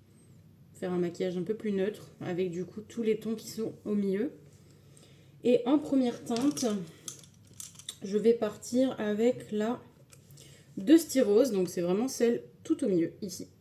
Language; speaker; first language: French; native; French